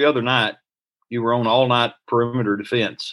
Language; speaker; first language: English; native; English